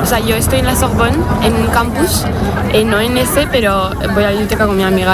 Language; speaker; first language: Spanish; non-native, fluent; French